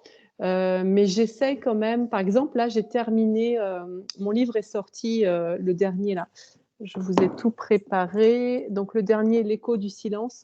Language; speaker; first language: French; native; French